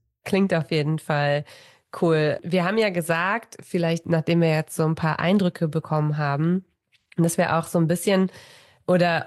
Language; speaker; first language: German; native; German